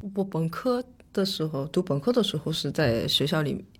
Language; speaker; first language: Chinese; non-native, fluent; Korean